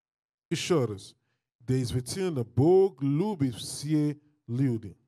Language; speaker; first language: Russian; non-native, learner; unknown